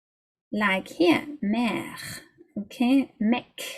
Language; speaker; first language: French; non-native, fluent; English